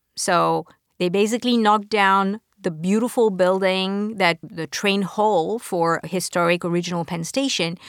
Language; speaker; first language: English; non-native, fluent; French